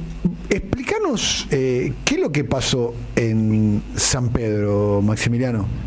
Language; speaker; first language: Spanish; native; Spanish